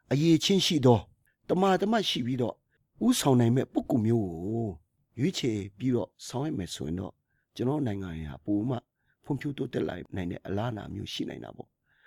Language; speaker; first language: Burmese; non-native, local second language; Kachin